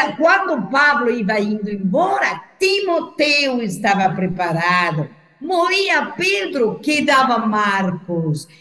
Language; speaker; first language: Portuguese; non-native, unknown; Spanish